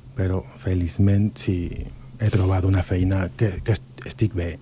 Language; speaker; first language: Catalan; non-native, learner; Spanish